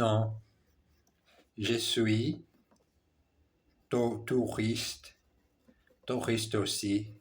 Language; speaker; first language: French; non-native, learner; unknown